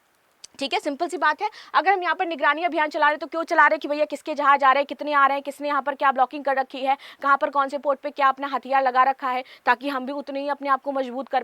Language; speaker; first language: Hindi; native; Hindi